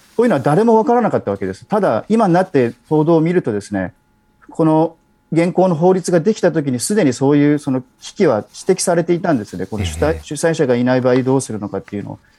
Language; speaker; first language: Japanese; native; Japanese